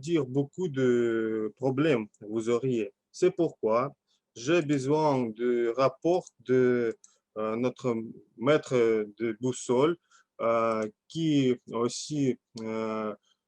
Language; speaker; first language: French; non-native, fluent; Russian